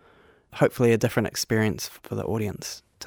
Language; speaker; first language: English; native; English